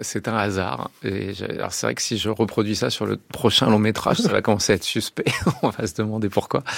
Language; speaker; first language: French; native; French